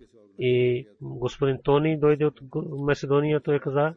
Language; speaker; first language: Bulgarian; non-native, fluent; Urdu